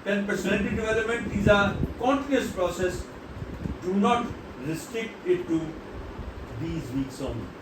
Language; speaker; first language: English; non-native, local second language; Urdu